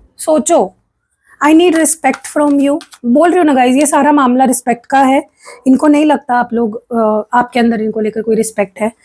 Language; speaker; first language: Hindi; non-native, local second language; Marathi